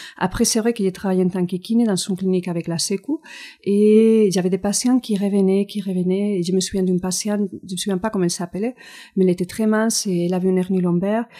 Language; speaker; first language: French; non-native, fluent; Spanish